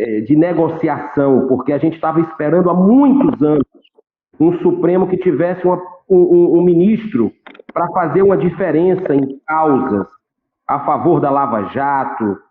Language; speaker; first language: Portuguese; native; Portuguese